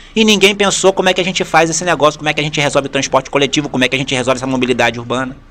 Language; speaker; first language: Portuguese; native; Portuguese